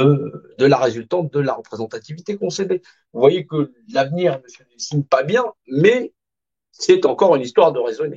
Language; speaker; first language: French; native; French